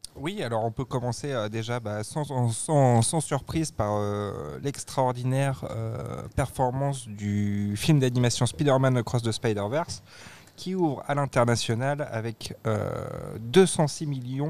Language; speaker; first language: French; native; French